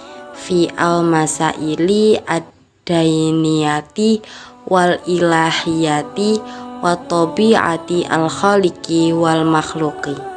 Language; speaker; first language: Arabic; non-native, learner; Indonesian